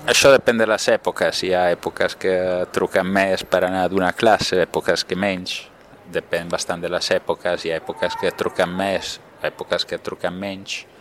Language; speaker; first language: Catalan; non-native, fluent; Italian